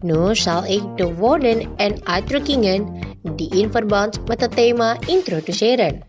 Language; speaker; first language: Dutch; non-native, learner; Indonesian